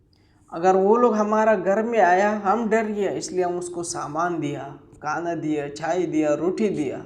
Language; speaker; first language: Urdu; non-native, local second language; Pashto